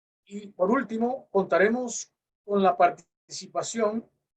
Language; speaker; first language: Spanish; native; Spanish